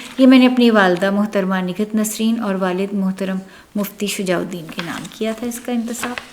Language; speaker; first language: Urdu; native; Urdu